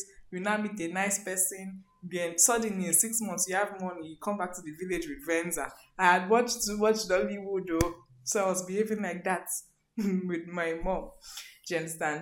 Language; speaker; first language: English; non-native, local second language; Igbo